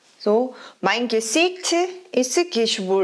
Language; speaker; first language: German; non-native, fluent; Korean